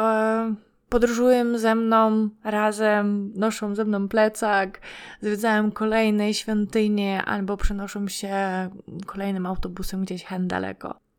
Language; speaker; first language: Polish; non-native, fluent; Ukrainian